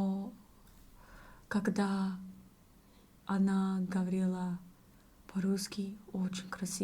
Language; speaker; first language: Russian; non-native, learner; English